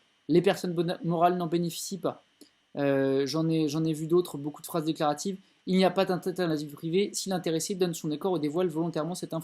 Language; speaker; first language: French; native; French